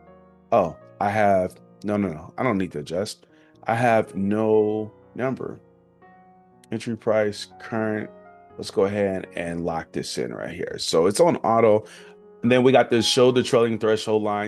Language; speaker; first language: English; native; English